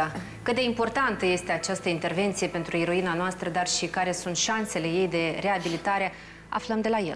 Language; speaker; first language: Romanian; native; Romanian